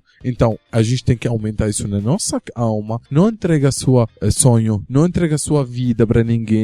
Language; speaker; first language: Portuguese; non-native, learner; Arabic